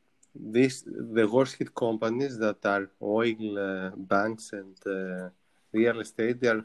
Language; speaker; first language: English; non-native, fluent; Greek